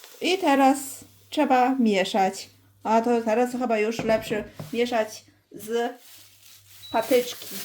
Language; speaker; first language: Polish; non-native, learner; Chinese